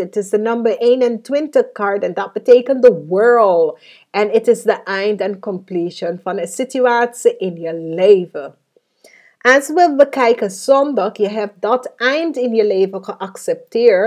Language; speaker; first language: Dutch; non-native, fluent; English